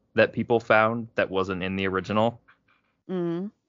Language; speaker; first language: English; native; English